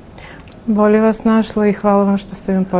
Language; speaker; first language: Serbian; non-native, fluent; Russian